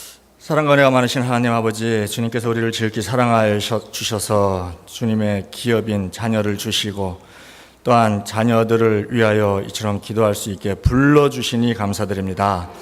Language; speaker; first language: Korean; native; Korean